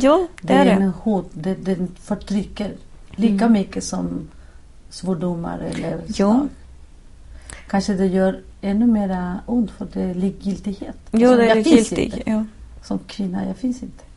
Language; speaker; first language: Swedish; non-native, fluent; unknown